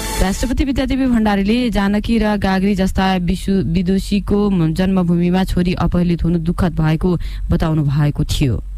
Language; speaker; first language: Nepali; native; Nepali